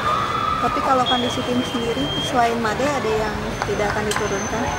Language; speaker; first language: Indonesian; native; Indonesian